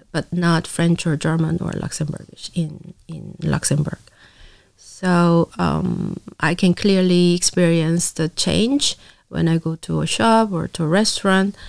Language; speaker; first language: English; non-native, fluent; Korean